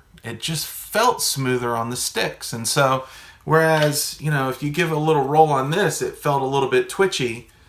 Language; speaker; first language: English; native; English